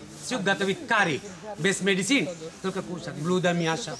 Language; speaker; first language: Russian; non-native, learner; Sinhala